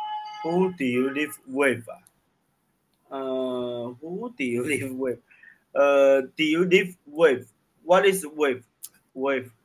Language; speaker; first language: English; non-native, learner; Chinese